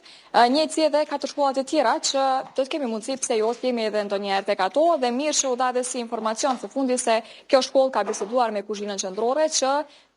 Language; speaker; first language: Albanian; native; Albanian